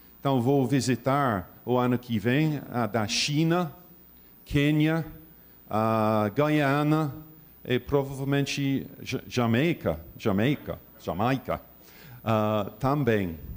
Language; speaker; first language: Portuguese; non-native, learner; English